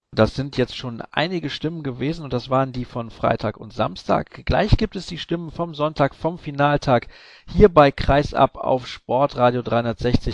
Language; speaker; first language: German; native; German